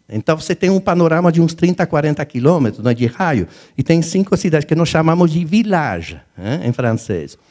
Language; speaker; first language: Portuguese; non-native, fluent; French